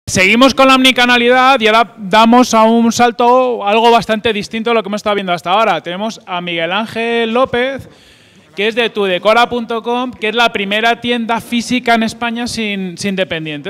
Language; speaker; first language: Spanish; native; Spanish